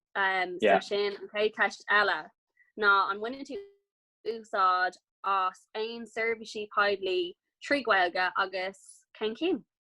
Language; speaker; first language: Irish; non-native, local second language; English